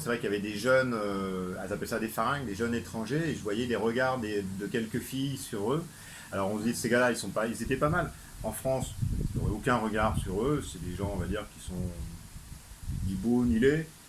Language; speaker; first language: French; native; French